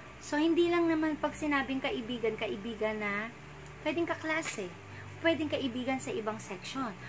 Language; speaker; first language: Filipino; native; Filipino